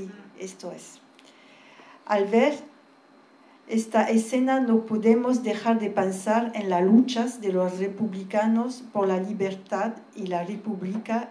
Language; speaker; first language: Spanish; early bilingual, heritage; French